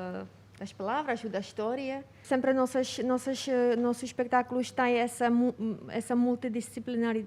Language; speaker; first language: Portuguese; non-native, fluent; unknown